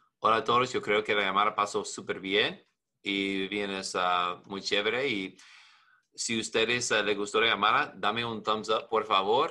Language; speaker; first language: Spanish; non-native, learner; English